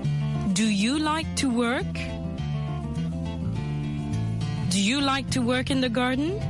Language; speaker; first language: English; non-native, fluent; French